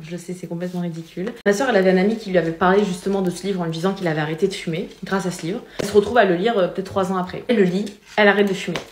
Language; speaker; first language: French; native; French